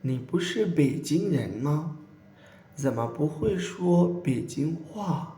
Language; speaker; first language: Chinese; non-native, fluent; Urdu